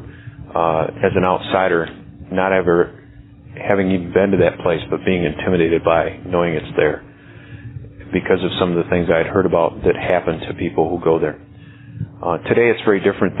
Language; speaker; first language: English; native; English